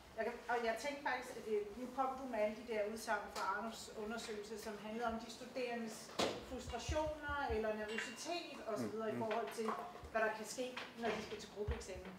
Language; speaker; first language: Danish; native; Danish